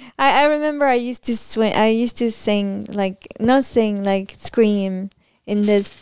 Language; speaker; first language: English; non-native, fluent; Spanish